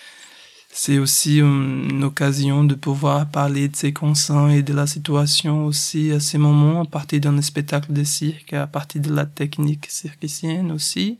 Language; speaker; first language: French; non-native, fluent; Portuguese